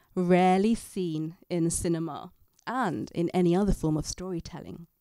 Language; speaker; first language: English; native; English